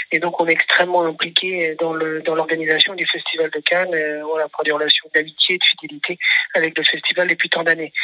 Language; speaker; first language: French; native; French